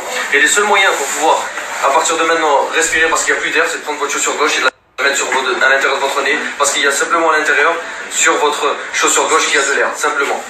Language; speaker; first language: French; native; French